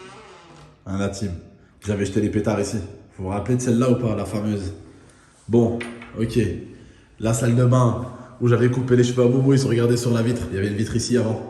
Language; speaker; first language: French; native; French